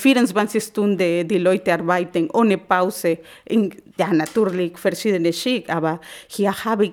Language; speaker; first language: German; non-native, learner; Spanish